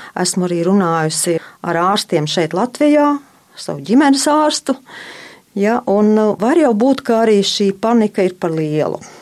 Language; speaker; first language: Latvian; native; Latvian